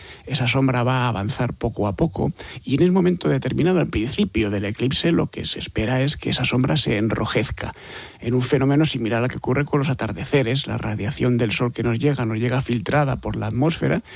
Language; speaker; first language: Spanish; native; Spanish